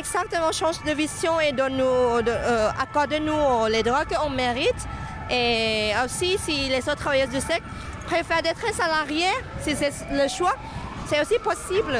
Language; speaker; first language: French; non-native, fluent; Thai